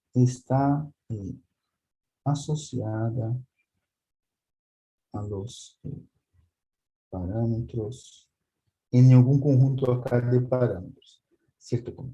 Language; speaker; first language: Spanish; non-native, fluent; Portuguese